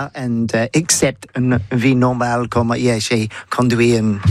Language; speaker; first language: French; non-native, learner; English